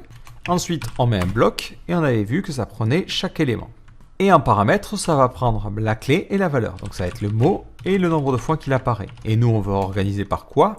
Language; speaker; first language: French; native; French